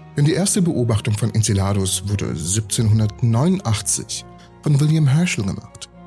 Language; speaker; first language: German; early bilingual, other home language; Russian